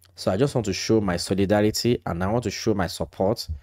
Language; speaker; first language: English; non-native, local second language; Yoruba